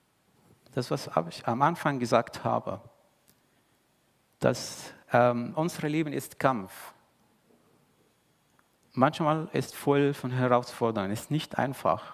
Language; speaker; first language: German; non-native, fluent; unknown